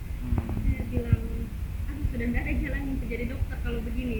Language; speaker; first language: Indonesian; native; Indonesian